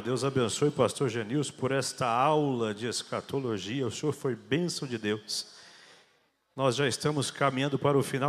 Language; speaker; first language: Portuguese; native; Portuguese